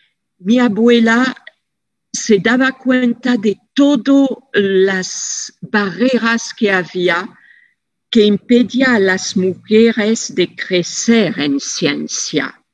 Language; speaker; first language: Spanish; non-native, fluent; French